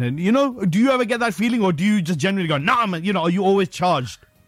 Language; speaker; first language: English; early bilingual, other home language; Hindi